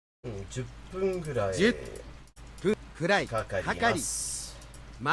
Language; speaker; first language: Japanese; non-native, learner; English